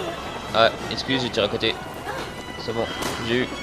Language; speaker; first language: French; native; French